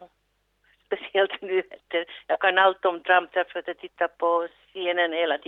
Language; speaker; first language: Swedish; non-native, local second language; Finnish